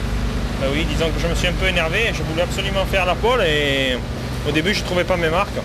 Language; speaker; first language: French; native; French